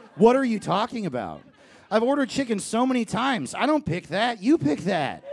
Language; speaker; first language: English; native; English